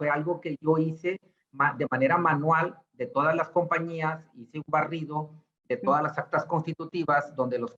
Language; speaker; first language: Spanish; native; Spanish